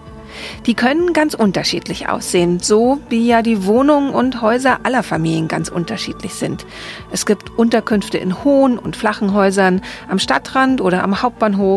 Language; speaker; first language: German; native; German